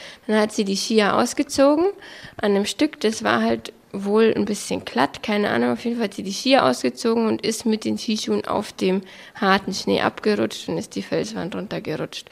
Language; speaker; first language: German; native; German